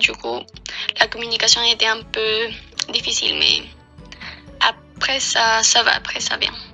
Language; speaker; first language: French; non-native, fluent; Spanish